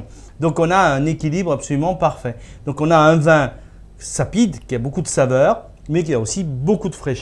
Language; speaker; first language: French; native; French